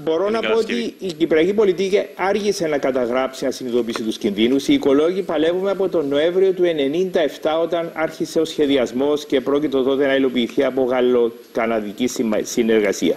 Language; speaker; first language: Greek; native; Greek